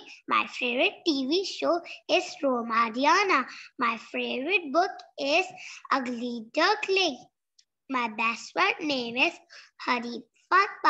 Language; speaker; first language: English; non-native, learner; Urdu